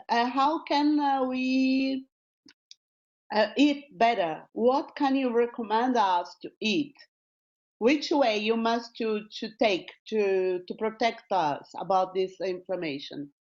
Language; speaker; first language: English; non-native, learner; Portuguese